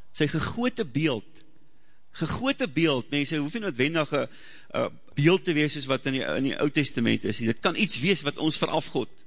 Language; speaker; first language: Afrikaans; native; Afrikaans